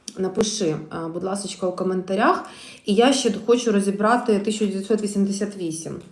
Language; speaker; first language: Ukrainian; non-native, local second language; Russian